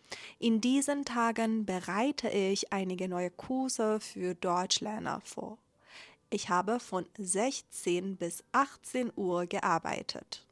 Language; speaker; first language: German; non-native, fluent; Persian